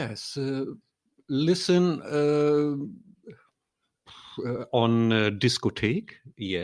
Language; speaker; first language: English; non-native, learner; German